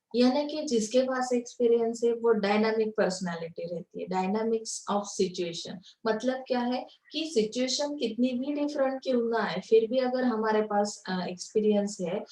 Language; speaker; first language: Hindi; non-native, local second language; Marathi